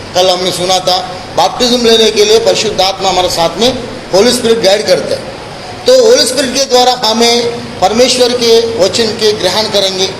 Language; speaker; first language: Hindi; non-native, local second language; Telugu